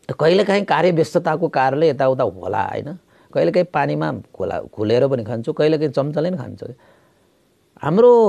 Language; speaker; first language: Nepali; native; Nepali